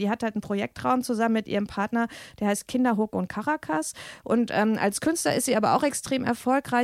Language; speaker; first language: German; native; German